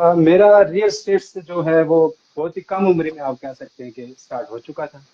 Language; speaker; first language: Urdu; non-native, local second language; Northern Hindko